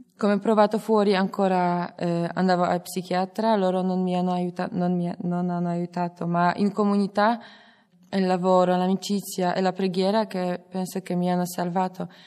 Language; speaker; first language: Italian; non-native, fluent; Polish